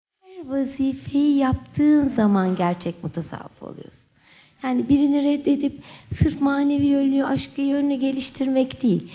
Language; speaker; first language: Turkish; native; Turkish